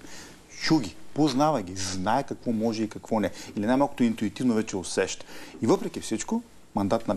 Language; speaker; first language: Bulgarian; native; Bulgarian